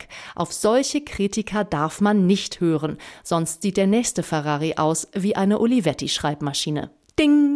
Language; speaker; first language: German; native; German